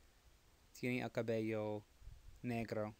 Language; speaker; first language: Spanish; non-native, fluent; English